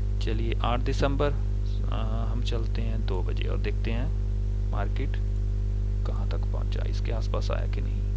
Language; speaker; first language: Hindi; non-native, local second language; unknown